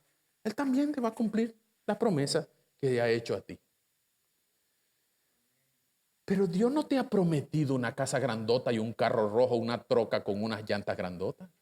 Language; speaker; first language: Spanish; native; Spanish